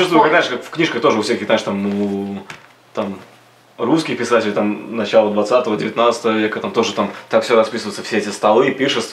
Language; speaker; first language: Russian; native; Russian